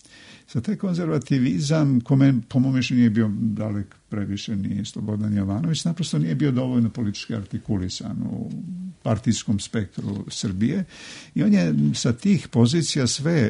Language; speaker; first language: Serbian; native; Serbian